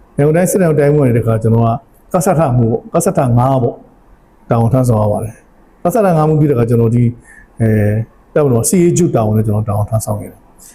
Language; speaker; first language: Burmese; native; Burmese